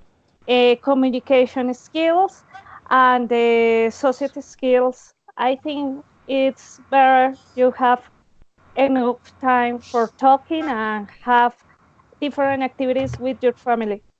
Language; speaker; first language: English; non-native, learner; Spanish